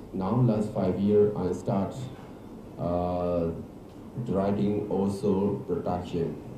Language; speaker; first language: English; non-native, learner; Burmese